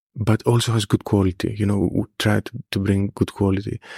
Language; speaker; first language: English; non-native, fluent; Greek